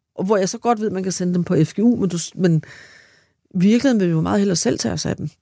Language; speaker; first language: Danish; native; Danish